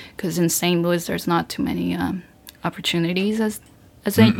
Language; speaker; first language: English; early bilingual, other home language; Korean